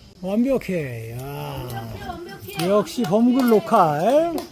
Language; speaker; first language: Korean; native; Korean